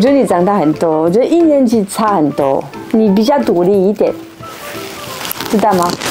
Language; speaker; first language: Chinese; non-native, fluent; French